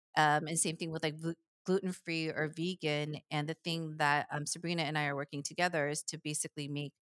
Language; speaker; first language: English; early bilingual, other home language; Korean